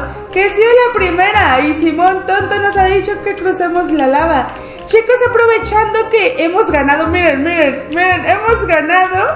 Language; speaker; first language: Spanish; native; Spanish